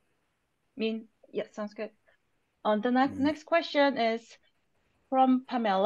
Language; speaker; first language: English; non-native, fluent; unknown